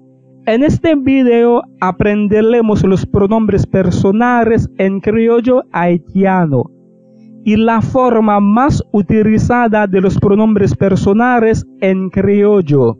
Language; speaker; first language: Spanish; non-native, fluent; Haitian Creole